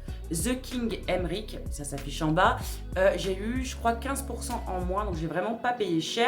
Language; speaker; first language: French; native; French